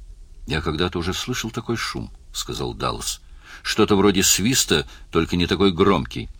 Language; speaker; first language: Russian; native; Russian